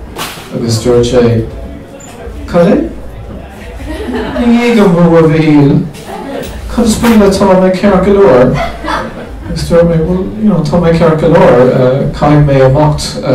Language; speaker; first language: Irish; non-native, learner; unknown